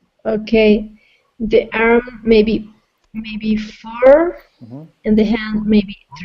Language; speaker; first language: English; non-native, fluent; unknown